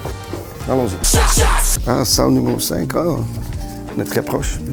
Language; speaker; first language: French; non-native, local second language; Dutch